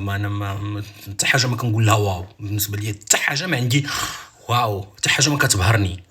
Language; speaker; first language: Arabic; native; Arabic